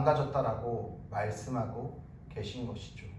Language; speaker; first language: Korean; native; Korean